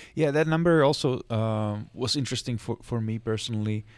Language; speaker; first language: English; non-native, fluent; Czech